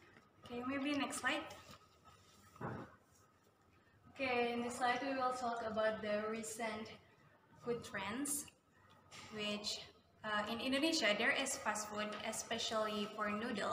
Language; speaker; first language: English; non-native, learner; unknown